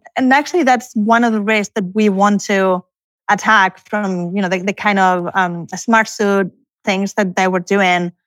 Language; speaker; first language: English; non-native, fluent; Spanish